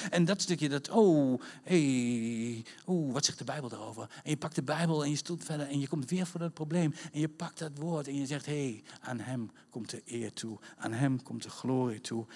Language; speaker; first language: Dutch; native; Dutch